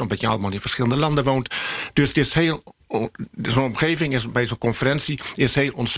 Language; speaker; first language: Dutch; native; Dutch